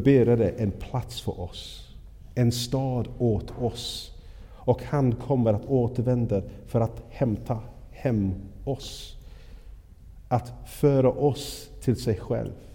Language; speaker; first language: Swedish; non-native, fluent; English